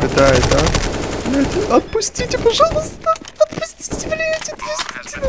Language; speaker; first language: Russian; native; Russian